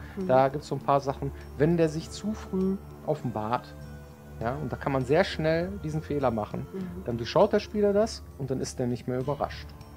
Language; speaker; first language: German; native; German